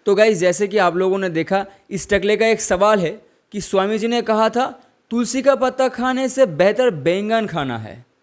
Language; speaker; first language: Hindi; non-native, local second language; Bangla